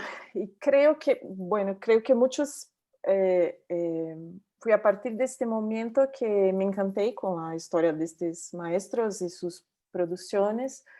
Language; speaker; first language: Spanish; non-native, learner; Portuguese